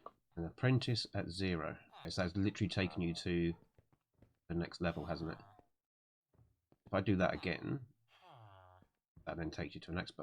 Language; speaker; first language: English; native; English